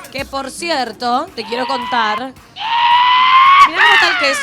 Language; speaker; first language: Spanish; native; Spanish